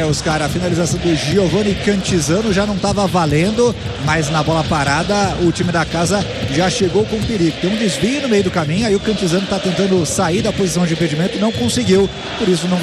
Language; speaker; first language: Portuguese; native; Portuguese